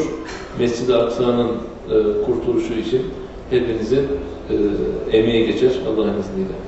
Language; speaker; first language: Turkish; native; Turkish